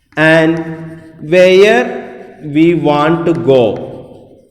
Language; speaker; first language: English; non-native, local second language; Malayalam